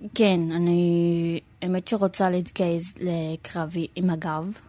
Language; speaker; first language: Hebrew; early bilingual, other home language; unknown